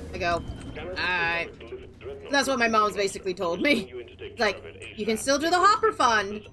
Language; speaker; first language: English; native; English